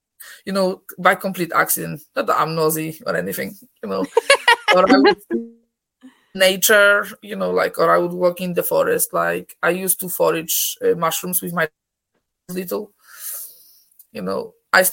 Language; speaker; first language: English; non-native, fluent; Polish